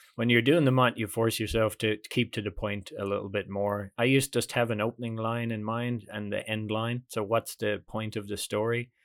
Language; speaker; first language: English; native; English